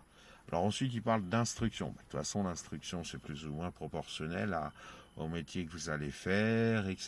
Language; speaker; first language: French; native; French